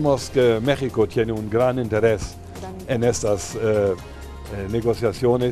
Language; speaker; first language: Spanish; non-native, fluent; German